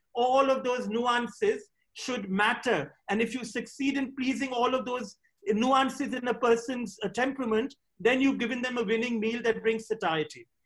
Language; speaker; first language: English; non-native, local second language; Hindi